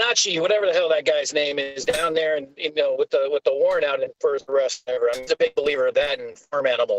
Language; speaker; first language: English; native; English